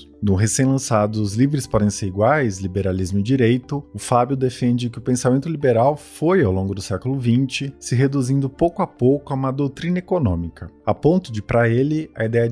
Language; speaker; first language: Portuguese; native; Portuguese